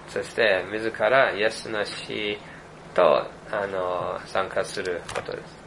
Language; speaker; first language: Japanese; non-native, fluent; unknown